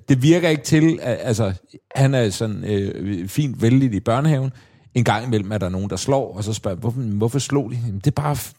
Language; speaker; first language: Danish; native; Danish